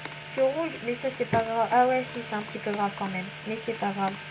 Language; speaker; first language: French; native; French